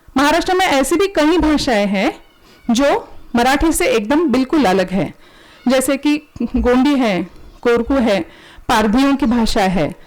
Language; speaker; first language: Hindi; non-native, local second language; Marathi